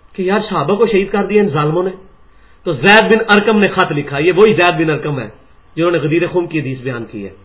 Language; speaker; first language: Urdu; non-native, local second language; Punjabi